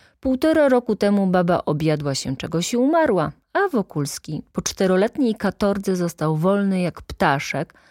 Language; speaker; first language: Polish; native; Polish